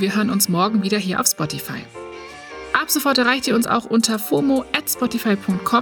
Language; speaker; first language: German; native; German